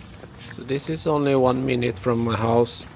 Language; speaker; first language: English; non-native, learner; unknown